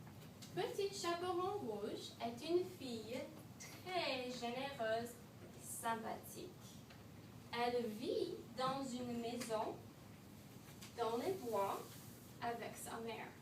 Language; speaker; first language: French; non-native, fluent; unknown